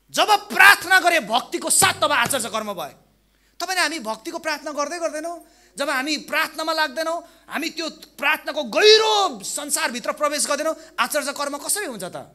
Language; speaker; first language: Nepali; non-native, local second language; Limburgish